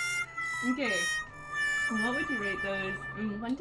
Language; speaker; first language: English; native; English